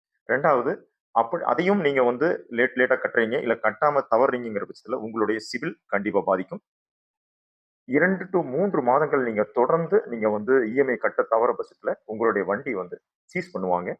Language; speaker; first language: Tamil; native; Tamil